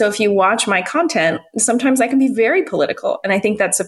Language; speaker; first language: English; native; English